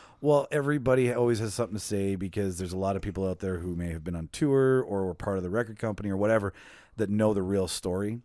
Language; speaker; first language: English; native; English